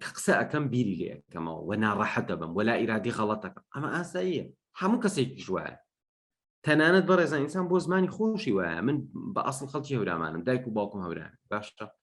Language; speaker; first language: Central Kurdish; non-native, local second language; Gurani